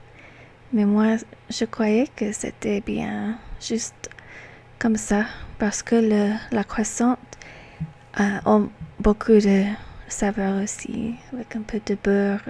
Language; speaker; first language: French; non-native, learner; English